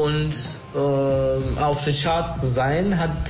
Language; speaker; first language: German; non-native, learner; Turkish